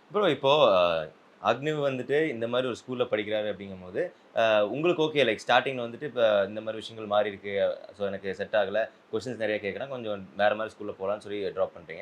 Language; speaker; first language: Tamil; native; Tamil